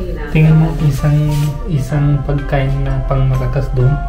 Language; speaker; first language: Filipino; non-native, learner; Hindi